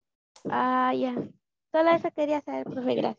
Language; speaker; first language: Spanish; native; Spanish